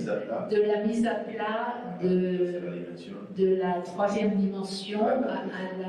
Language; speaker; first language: French; non-native, fluent; Spanish